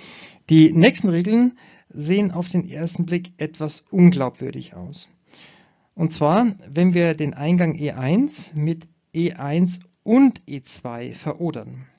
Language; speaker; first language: German; native; German